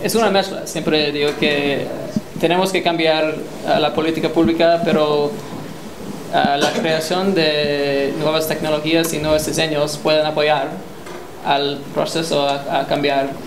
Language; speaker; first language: Spanish; non-native, fluent; English